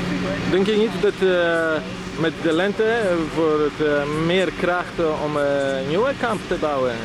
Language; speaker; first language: Dutch; non-native, learner; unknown